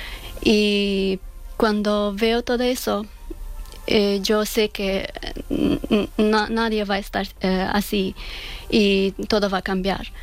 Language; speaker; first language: Spanish; non-native, learner; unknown